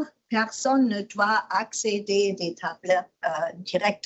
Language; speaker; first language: French; non-native, learner; German